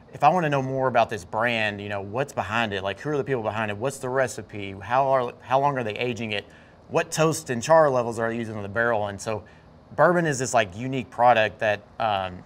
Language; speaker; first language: English; native; English